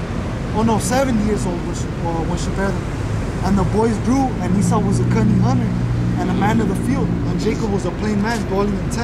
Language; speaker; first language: English; native; English